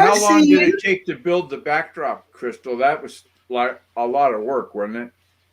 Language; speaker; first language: English; native; English